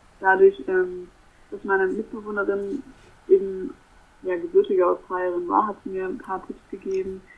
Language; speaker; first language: German; native; German